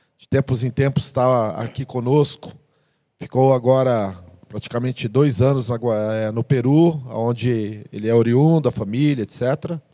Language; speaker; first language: Portuguese; native; Portuguese